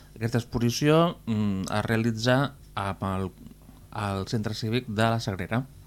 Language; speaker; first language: Catalan; native; Catalan